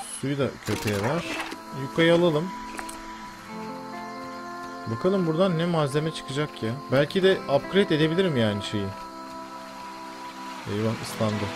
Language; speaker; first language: Turkish; native; Turkish